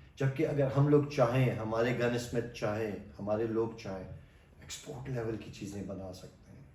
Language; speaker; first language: Urdu; non-native, local second language; Pashto